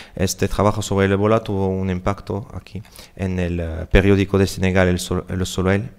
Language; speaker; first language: Spanish; non-native, fluent; French